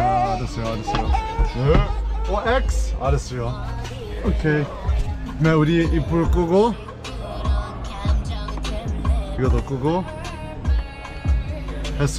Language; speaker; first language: Korean; early bilingual, heritage; English